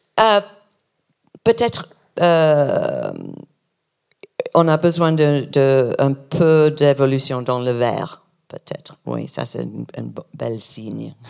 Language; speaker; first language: French; non-native, learner; English